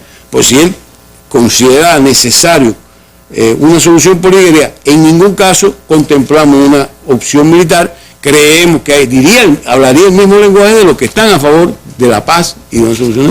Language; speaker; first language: Spanish; native; Spanish